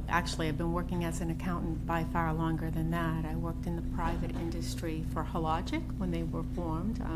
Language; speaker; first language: English; native; English